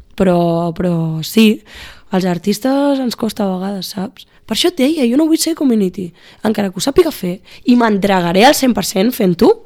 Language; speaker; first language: Catalan; native; Catalan